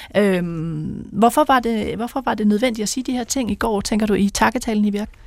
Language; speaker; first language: Danish; native; Danish